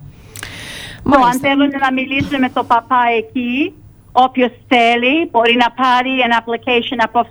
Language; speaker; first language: Greek; early bilingual, heritage; Greek